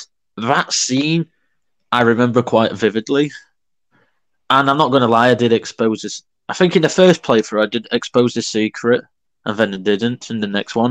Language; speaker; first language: English; native; English